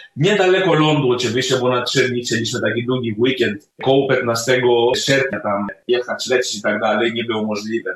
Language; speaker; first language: Polish; non-native, fluent; Greek